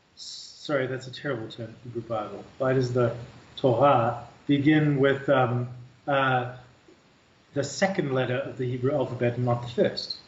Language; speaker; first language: English; native; English